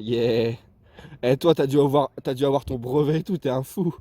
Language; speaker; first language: French; native; French